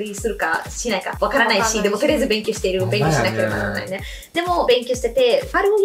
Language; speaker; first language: Japanese; non-native, fluent; Italian